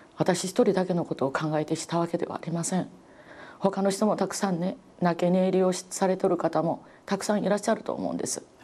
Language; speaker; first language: Japanese; native; Japanese